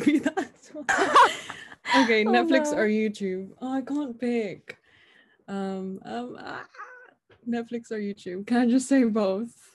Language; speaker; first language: English; non-native, local second language; Hiligaynon